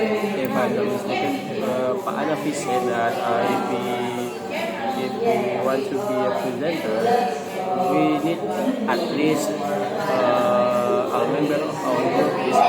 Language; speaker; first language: English; non-native, learner; Indonesian